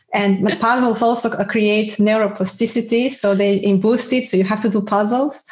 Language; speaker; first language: English; non-native, fluent; Serbian